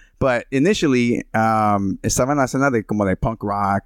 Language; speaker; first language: Spanish; early bilingual, heritage; Spanish